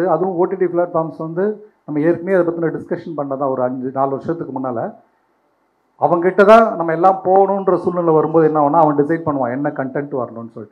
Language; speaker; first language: Tamil; native; Tamil